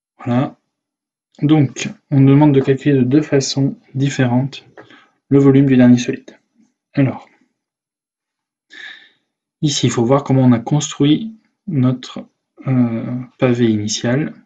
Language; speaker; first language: French; native; French